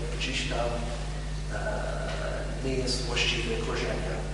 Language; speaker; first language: Polish; non-native, learner; English